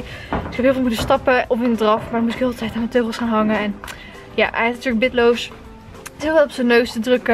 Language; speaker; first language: Dutch; native; Dutch